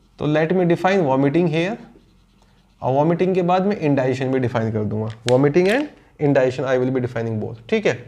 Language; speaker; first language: Hindi; native; Hindi